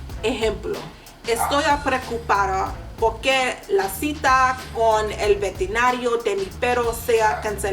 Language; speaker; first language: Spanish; non-native, learner; English